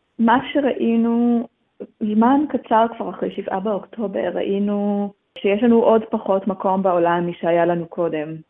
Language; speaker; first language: Hebrew; native; Hebrew